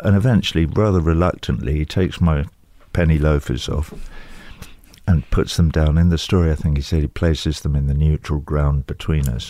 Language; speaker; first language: English; native; English